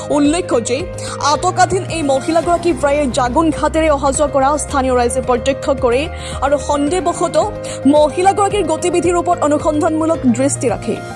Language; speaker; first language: Assamese; native; Assamese